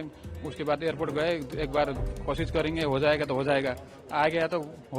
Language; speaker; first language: Hindi; non-native, fluent; Nepali